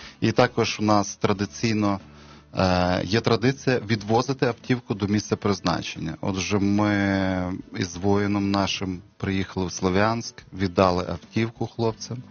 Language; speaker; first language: Ukrainian; native; Ukrainian